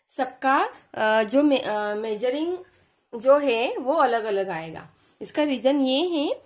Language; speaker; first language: Hindi; non-native, local second language; Marathi